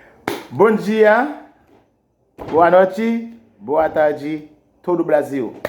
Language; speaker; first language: Portuguese; non-native, learner; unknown